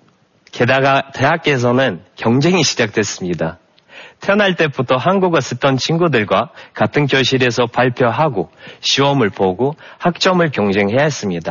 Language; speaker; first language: Korean; non-native, fluent; Russian